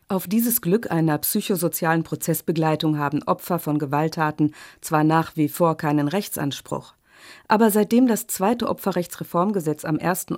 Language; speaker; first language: German; native; German